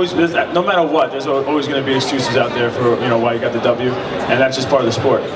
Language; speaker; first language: English; native; English